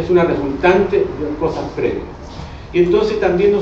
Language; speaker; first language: Spanish; native; Spanish